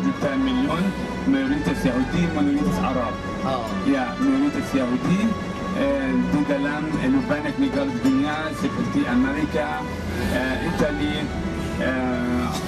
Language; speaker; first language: Indonesian; non-native, learner; Arabic